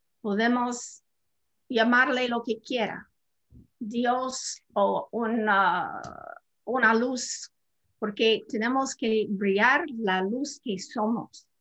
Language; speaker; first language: Spanish; non-native, fluent; English